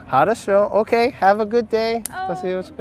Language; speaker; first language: Russian; non-native, learner; English